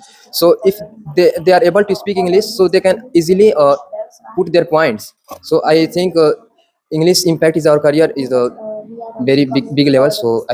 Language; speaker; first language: English; non-native, learner; Hindi